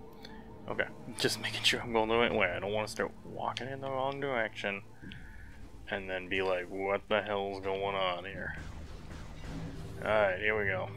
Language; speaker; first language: English; native; English